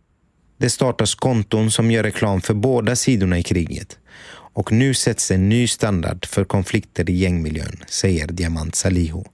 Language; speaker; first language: Swedish; native; Swedish